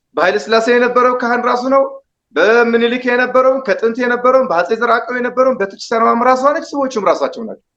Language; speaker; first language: Amharic; non-native, local second language; Tigrinya